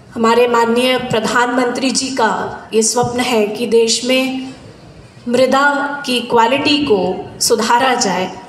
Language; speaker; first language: Hindi; non-native, local second language; Marathi